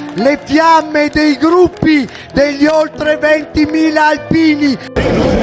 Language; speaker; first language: Italian; native; Italian